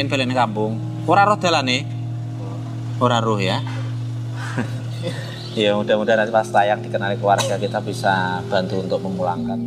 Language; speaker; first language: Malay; non-native, local second language; Javanese